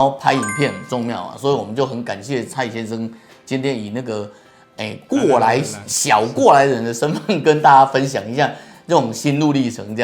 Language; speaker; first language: Chinese; native; Chinese